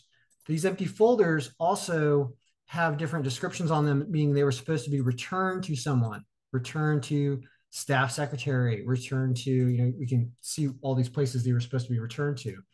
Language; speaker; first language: English; native; English